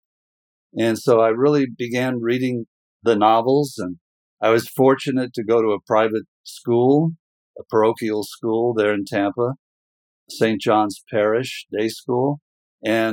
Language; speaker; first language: English; native; English